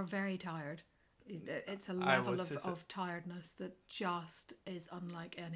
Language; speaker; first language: English; native; English